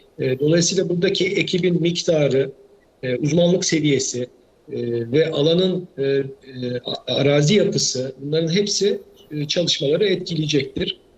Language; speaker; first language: Turkish; native; Turkish